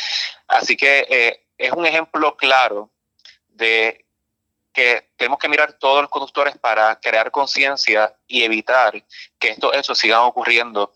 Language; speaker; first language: Spanish; native; Spanish